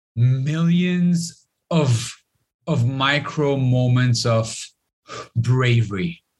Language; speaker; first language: English; non-native, fluent; Arabic